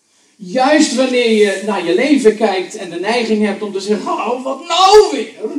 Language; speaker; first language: Dutch; native; Dutch